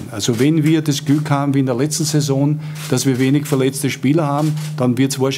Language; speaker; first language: German; native; German